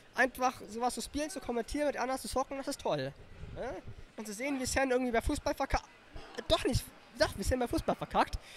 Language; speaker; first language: German; native; German